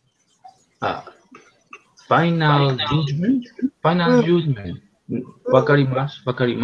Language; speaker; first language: Japanese; non-native, learner; Spanish